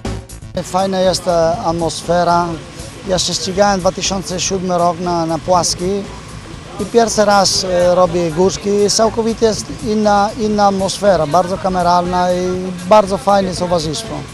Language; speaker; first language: Polish; non-native, fluent; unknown